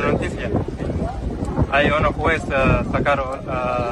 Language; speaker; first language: Spanish; non-native, learner; Arabic